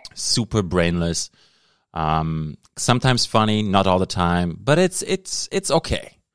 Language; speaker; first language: English; non-native, fluent; German